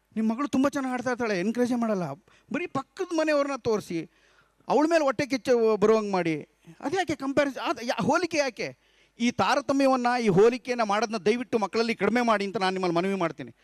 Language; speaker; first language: Kannada; native; Kannada